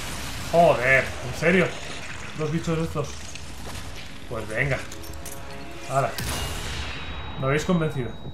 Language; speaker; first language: Spanish; native; Spanish